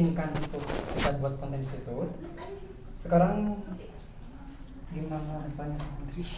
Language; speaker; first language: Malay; non-native, local second language; Sundanese